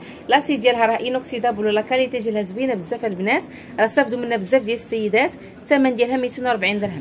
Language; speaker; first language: Arabic; native; Arabic